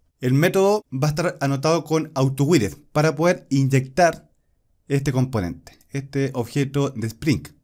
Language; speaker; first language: Spanish; native; Spanish